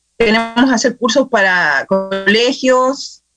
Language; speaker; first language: Spanish; native; Spanish